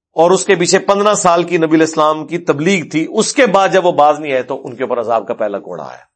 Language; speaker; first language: Urdu; non-native, local second language; Punjabi